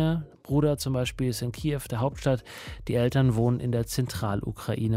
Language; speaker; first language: German; native; German